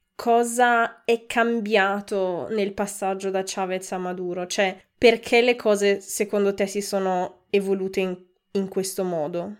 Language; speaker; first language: Italian; native; Italian